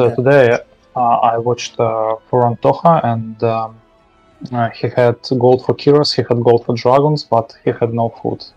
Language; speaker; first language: English; non-native, learner; Russian